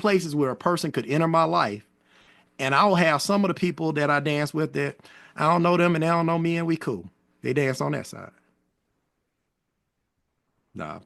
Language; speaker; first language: English; native; English